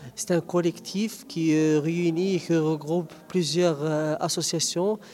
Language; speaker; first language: French; non-native, local second language; Arabic